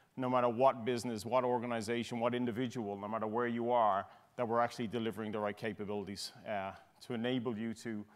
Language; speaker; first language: English; native; English